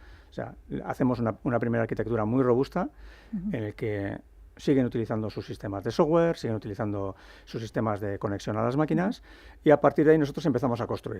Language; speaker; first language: Spanish; native; Spanish